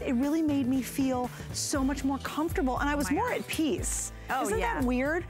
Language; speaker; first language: English; native; English